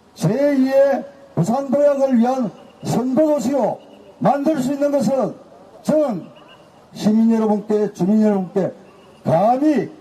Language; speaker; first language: Korean; native; Korean